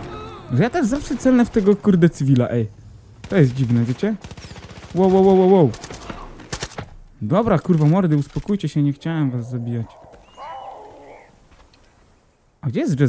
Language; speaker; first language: Polish; native; Polish